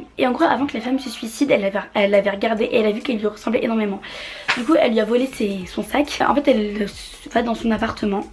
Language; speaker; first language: French; native; French